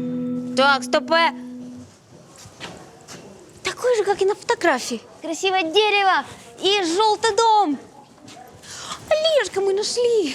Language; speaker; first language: Russian; native; Russian